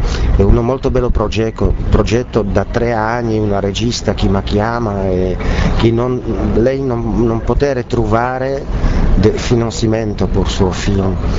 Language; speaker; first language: Italian; non-native, learner; Czech